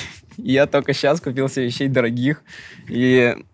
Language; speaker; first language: Russian; native; Russian